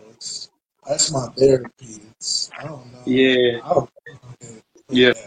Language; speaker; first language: English; native; English